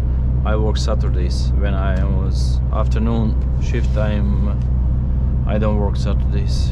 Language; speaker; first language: English; non-native, learner; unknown